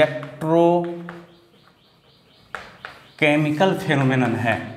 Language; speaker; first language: Hindi; native; Hindi